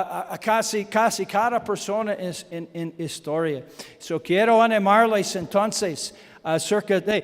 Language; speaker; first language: Spanish; non-native, learner; English